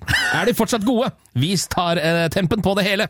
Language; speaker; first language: Norwegian; native; Norwegian